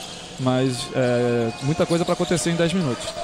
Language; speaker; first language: Portuguese; native; Portuguese